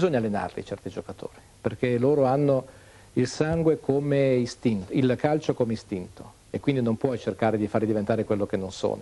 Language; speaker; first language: Italian; native; Italian